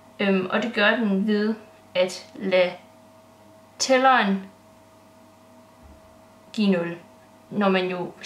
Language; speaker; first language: Danish; native; Danish